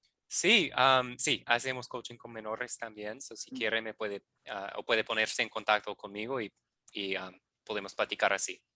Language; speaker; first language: Spanish; non-native, fluent; English